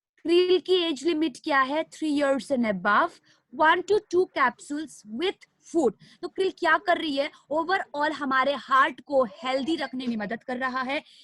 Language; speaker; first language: Hindi; non-native, local second language; Nepali